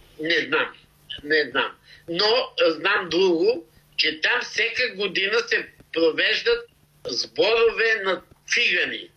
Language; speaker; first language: Bulgarian; native; Bulgarian